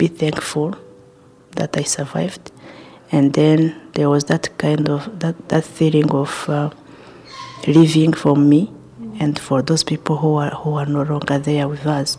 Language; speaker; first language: English; non-native, local second language; Kinyarwanda